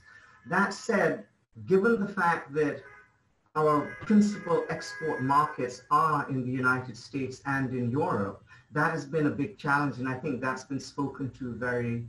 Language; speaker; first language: English; non-native, local second language; Bangla